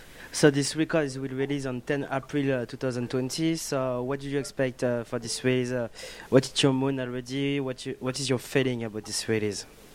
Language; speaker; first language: English; non-native, learner; French